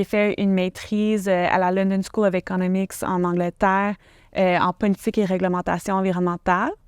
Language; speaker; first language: French; native; French